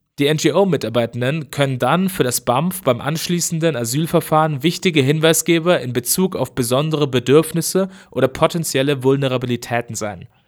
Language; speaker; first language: German; native; German